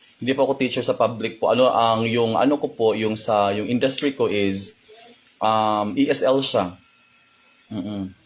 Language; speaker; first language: Filipino; non-native, local second language; Cebuano